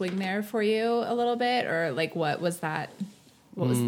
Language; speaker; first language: English; native; English